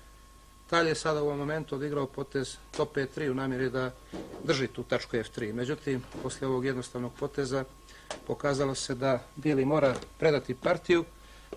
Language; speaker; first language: Bosnian; native; Bosnian